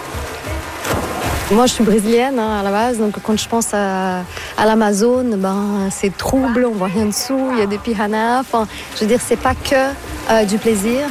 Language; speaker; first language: French; non-native, fluent; Portuguese